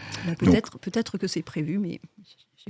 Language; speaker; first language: French; native; French